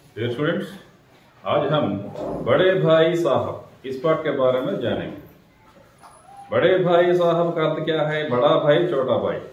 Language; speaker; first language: Hindi; non-native, local second language; Telugu